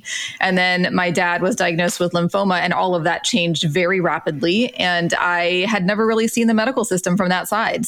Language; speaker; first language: English; native; English